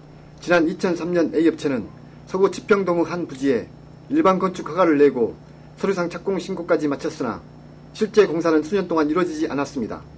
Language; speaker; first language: Korean; native; Korean